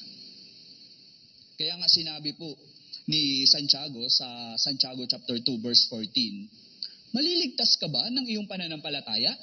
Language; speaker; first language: Filipino; native; Filipino